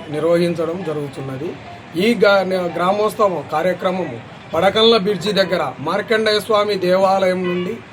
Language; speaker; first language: Telugu; native; Telugu